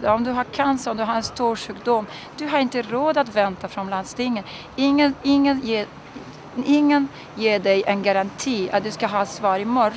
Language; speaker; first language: Swedish; non-native, fluent; Italian